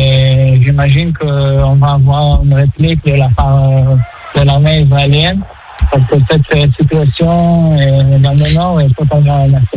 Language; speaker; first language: French; non-native, fluent; Hebrew